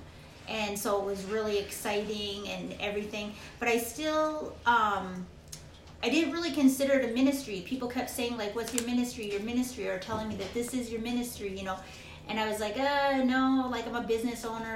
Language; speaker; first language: English; native; English